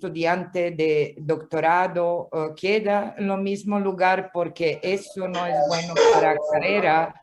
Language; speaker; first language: Spanish; non-native, fluent; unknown